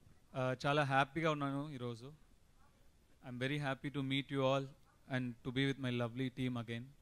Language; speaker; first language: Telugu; non-native, learner; Tamil